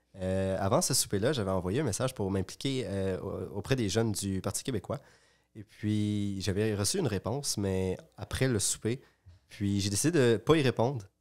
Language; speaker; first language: French; native; French